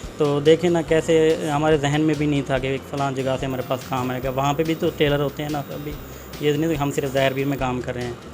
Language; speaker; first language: Urdu; non-native, local second language; Saraiki